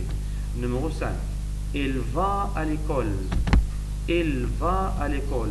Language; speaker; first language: French; non-native, learner; Arabic